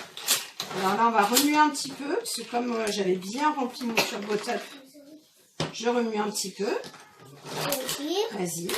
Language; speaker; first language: French; native; French